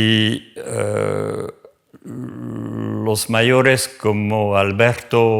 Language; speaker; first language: Spanish; non-native, fluent; French